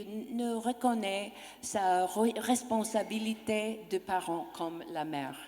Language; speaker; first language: French; non-native, learner; English